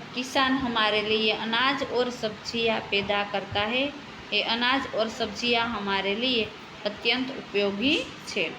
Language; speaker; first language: Hindi; non-native, local second language; Gujarati